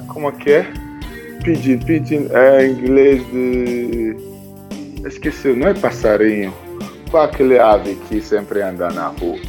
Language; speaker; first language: Portuguese; non-native, fluent; Igbo